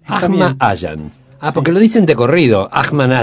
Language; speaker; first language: Spanish; native; Spanish